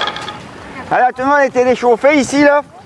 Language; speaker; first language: French; native; French